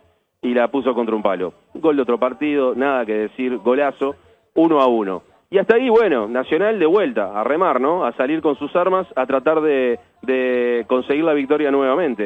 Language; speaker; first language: Spanish; native; Spanish